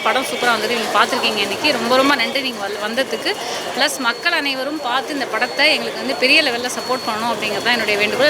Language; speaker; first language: Tamil; native; Tamil